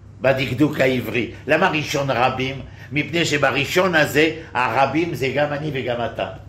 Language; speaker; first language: Hebrew; non-native, fluent; French